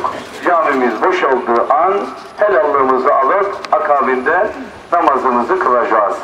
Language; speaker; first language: Turkish; native; Turkish